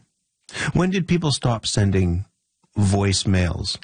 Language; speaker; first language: English; native; English